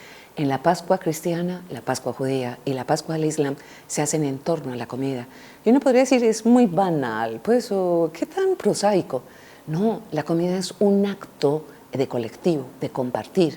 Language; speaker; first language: Spanish; native; Spanish